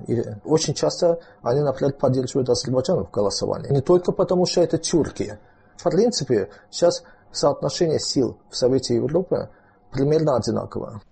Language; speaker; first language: Russian; non-native, local second language; Azerbaijani